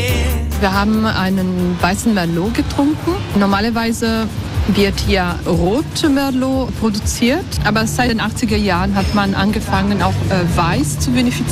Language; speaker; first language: German; non-native, local second language; Italian